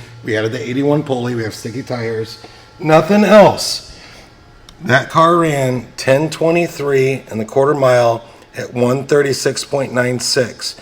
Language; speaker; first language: English; native; English